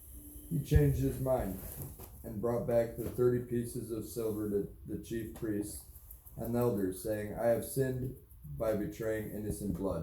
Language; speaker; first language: English; native; English